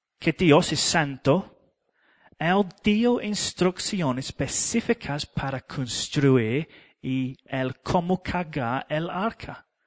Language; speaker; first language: Spanish; non-native, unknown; English